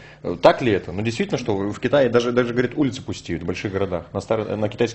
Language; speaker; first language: Russian; native; Russian